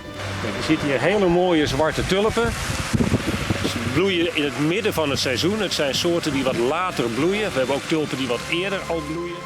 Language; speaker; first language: Dutch; native; Dutch